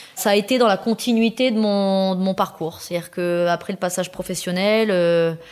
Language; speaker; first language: French; native; French